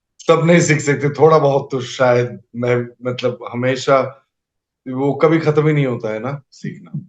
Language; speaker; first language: Hindi; non-native, local second language; Assamese